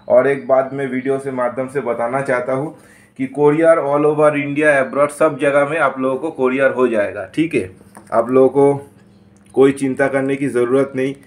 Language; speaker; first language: Hindi; non-native, local second language; Bangla